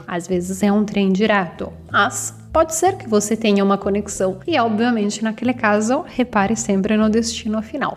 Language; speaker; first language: Portuguese; non-native, fluent; Italian